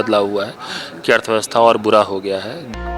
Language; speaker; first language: Hindi; native; Hindi